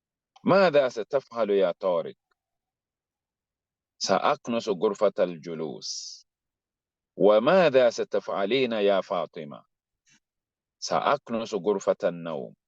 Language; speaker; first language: Arabic; non-native, fluent; English